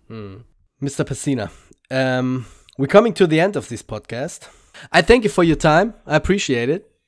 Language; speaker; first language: English; non-native, fluent; German